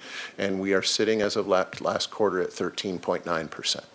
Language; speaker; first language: English; native; English